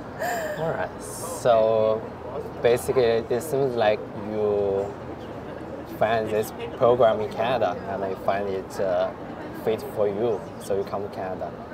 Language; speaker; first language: English; non-native, fluent; Chinese